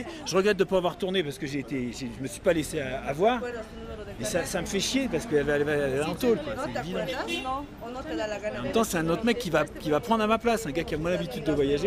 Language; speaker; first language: French; native; French